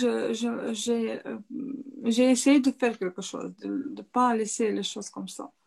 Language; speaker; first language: French; non-native, fluent; Romanian